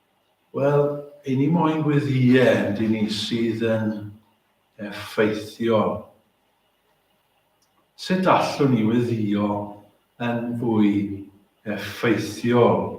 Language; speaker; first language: Welsh; native; Welsh